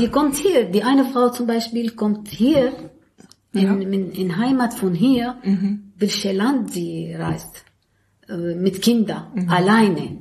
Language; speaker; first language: German; non-native, learner; Arabic